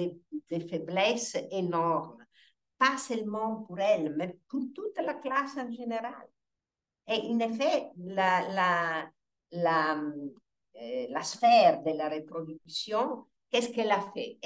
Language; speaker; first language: French; non-native, fluent; Italian